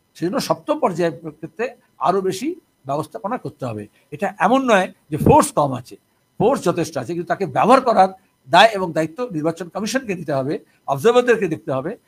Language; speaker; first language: Bangla; native; Bangla